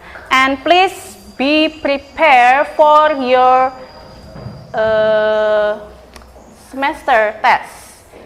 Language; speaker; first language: English; non-native, learner; Indonesian